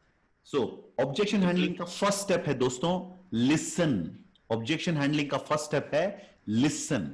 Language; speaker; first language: Hindi; native; Hindi